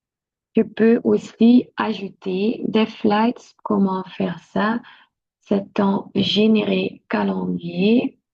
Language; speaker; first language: French; non-native, local second language; Dutch